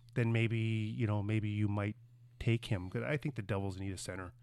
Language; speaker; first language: English; native; English